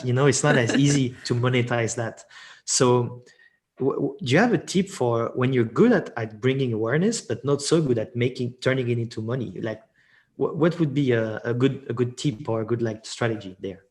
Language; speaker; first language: English; non-native, fluent; French